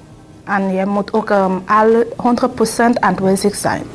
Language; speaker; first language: Dutch; non-native, learner; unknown